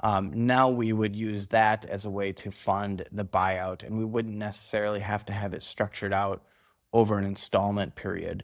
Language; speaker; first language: English; native; English